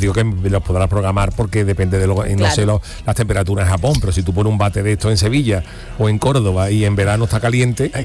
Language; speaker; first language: Spanish; native; Spanish